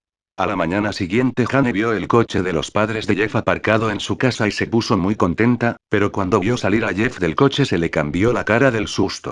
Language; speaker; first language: Spanish; native; Spanish